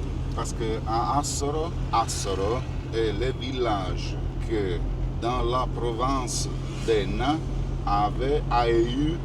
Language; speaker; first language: French; non-native, learner; Italian